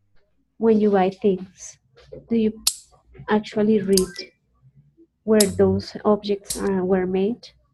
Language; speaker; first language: English; non-native, fluent; Spanish